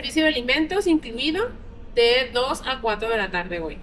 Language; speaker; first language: Spanish; native; Spanish